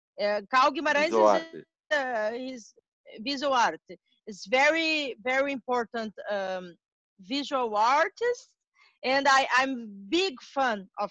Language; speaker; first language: English; non-native, learner; Portuguese